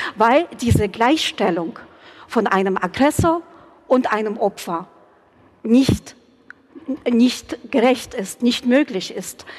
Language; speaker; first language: German; non-native, fluent; Ukrainian